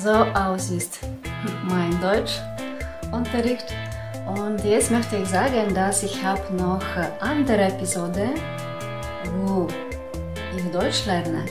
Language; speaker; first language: German; non-native, learner; Russian